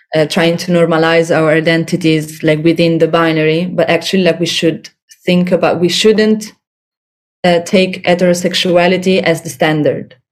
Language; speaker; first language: English; non-native, fluent; Italian